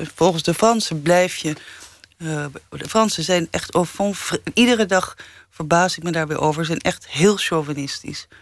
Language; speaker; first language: Dutch; early bilingual, other home language; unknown